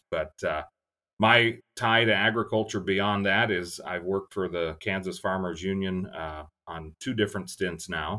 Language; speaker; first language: English; native; English